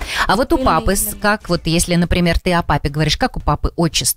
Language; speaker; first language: Russian; native; Russian